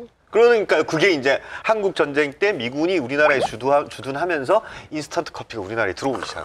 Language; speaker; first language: Korean; native; Korean